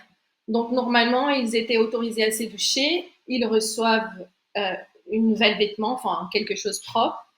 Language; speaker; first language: French; non-native, fluent; Portuguese